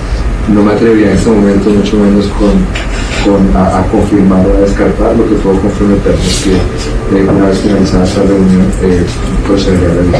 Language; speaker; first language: Spanish; native; Spanish